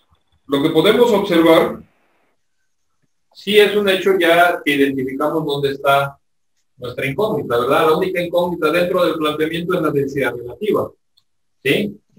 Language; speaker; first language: Spanish; native; Spanish